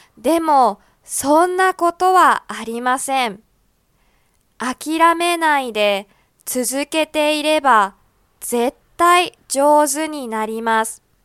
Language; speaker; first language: Japanese; native; Japanese